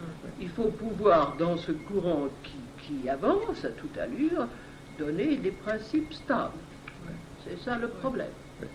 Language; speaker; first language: French; native; French